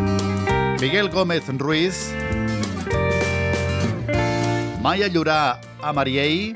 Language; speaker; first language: Catalan; native; Catalan